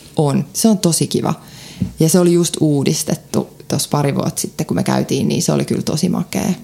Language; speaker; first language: Finnish; native; Finnish